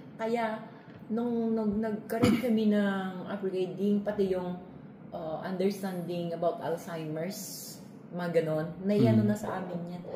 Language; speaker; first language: Filipino; non-native, local second language; Iloko